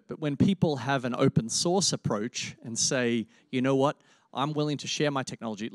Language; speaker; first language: English; native; English